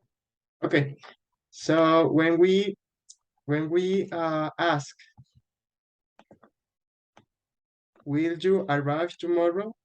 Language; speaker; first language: English; non-native, fluent; Spanish